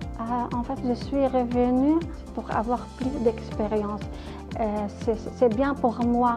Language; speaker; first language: French; non-native, learner; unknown